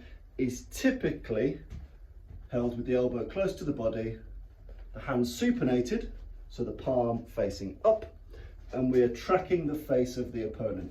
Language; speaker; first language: English; native; English